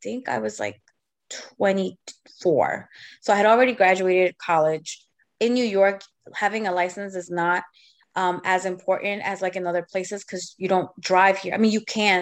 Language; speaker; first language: English; native; English